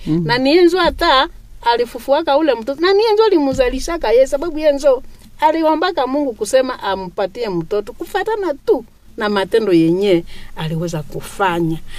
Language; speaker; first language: Swahili; non-native, local second language; Nande